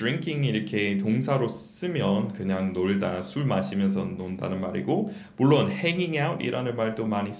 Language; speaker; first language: Korean; non-native, fluent; English